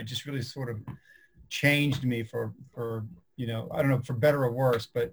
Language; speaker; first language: English; native; English